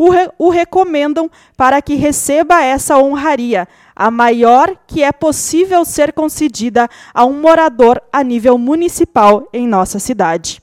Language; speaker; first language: Portuguese; native; Portuguese